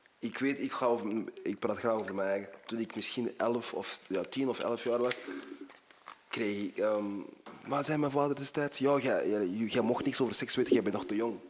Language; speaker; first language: Dutch; early bilingual, other home language; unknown